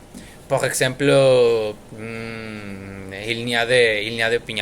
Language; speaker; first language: French; non-native, learner; Spanish